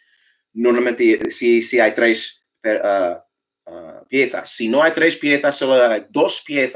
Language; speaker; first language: Spanish; non-native, fluent; English